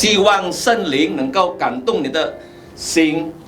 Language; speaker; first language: Chinese; native; Chinese